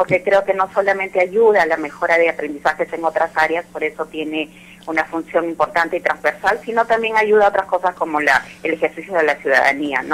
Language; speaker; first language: Spanish; native; Spanish